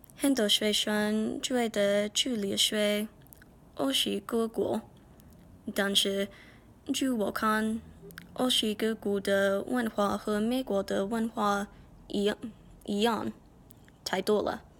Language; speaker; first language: Chinese; non-native, learner; English